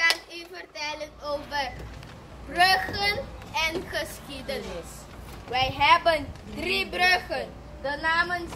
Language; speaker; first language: Dutch; non-native, local second language; Papiamento